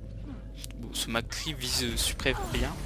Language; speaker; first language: French; native; French